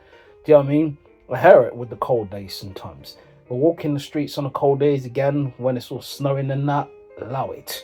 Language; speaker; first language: English; native; English